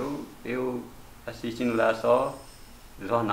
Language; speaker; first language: Portuguese; non-native, local second language; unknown